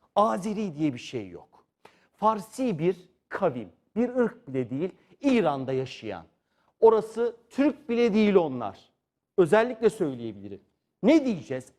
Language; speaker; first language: Turkish; native; Turkish